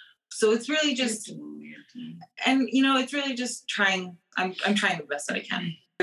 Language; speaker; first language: English; early bilingual, other home language; Spanish